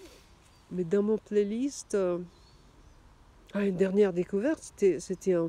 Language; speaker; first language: French; non-native, fluent; Russian